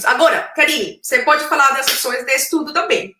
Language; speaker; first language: Portuguese; non-native, fluent; Spanish